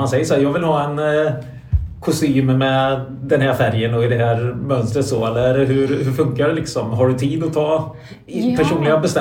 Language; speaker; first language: Swedish; native; Swedish